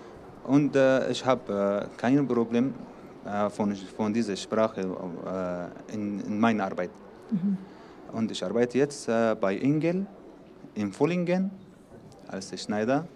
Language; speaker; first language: German; non-native, learner; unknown